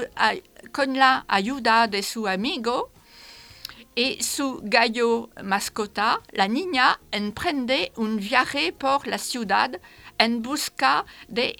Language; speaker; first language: Spanish; non-native, fluent; French